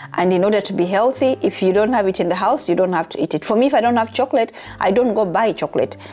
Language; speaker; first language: English; non-native, local second language; Ganda